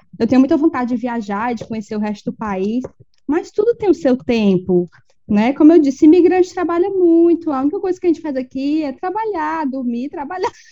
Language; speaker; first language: Portuguese; native; Portuguese